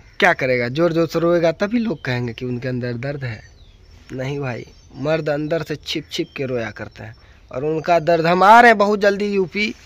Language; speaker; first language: Hindi; native; Hindi